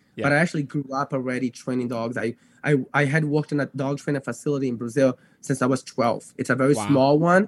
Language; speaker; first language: English; non-native, fluent; Portuguese